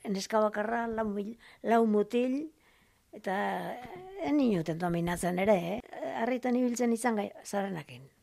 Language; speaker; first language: Basque; native; Basque